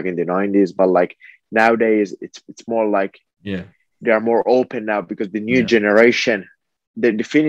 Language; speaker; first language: English; non-native, fluent; Finnish